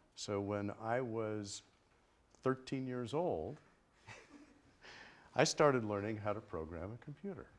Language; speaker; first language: English; native; English